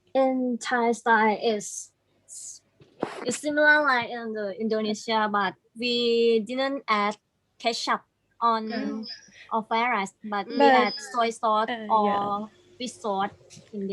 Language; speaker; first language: English; non-native, learner; Thai